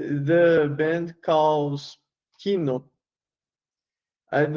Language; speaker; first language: English; non-native, learner; Portuguese